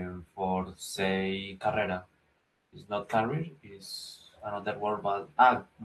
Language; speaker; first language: English; non-native, learner; Spanish